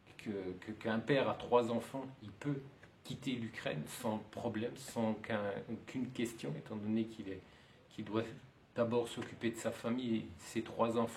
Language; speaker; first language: French; native; French